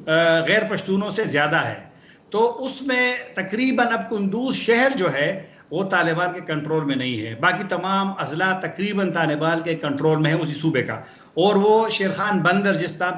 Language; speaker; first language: Hindi; non-native, local second language; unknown